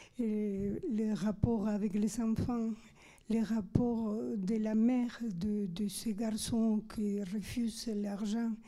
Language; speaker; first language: French; non-native, fluent; Spanish